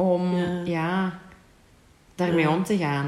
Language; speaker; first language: Dutch; native; Dutch